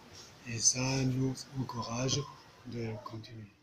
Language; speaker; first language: French; non-native, learner; German